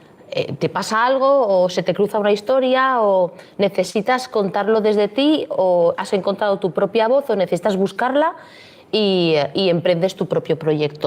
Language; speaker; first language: Spanish; native; Spanish